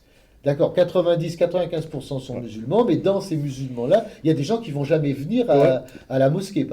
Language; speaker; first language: French; native; French